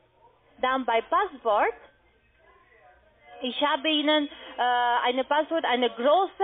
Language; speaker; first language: German; non-native, learner; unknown